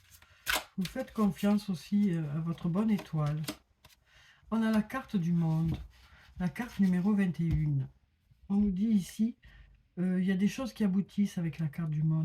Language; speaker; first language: French; native; French